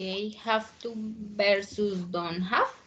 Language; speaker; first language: English; non-native, learner; Spanish